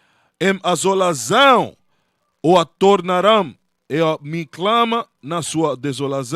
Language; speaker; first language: Portuguese; non-native, learner; Spanish